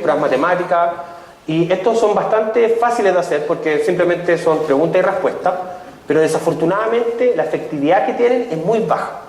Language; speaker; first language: Spanish; native; Spanish